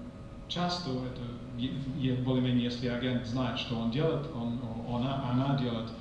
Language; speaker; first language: Russian; non-native, fluent; English